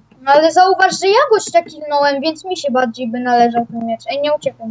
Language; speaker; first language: Polish; native; Polish